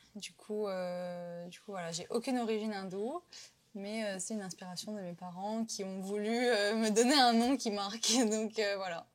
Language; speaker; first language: French; native; French